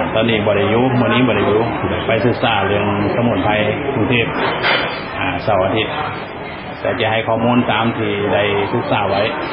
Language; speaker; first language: Thai; non-native, local second language; Lao